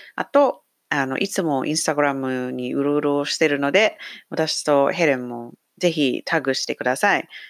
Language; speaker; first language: Japanese; non-native, fluent; English